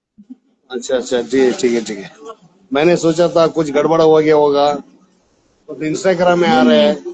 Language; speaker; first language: Hindi; non-native, local second language; Tibetan